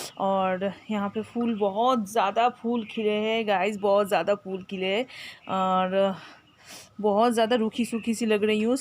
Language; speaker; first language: Hindi; non-native, local second language; Bangla